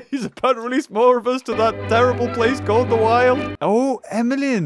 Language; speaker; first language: English; native; English